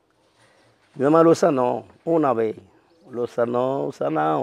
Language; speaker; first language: Spanish; non-native, learner; Haitian Creole